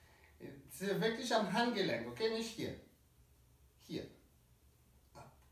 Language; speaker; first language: German; non-native, fluent; French